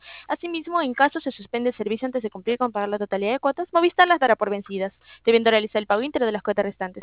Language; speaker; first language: Spanish; native; Spanish